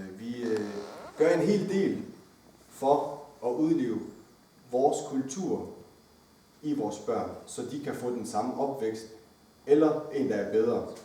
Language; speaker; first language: Danish; early bilingual, other home language; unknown